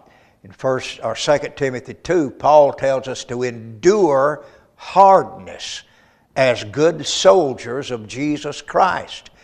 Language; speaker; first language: English; native; English